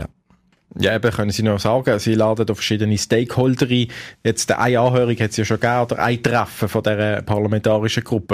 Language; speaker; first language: German; native; German